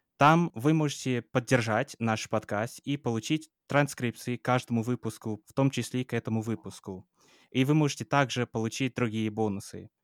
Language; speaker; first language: Russian; non-native, fluent; English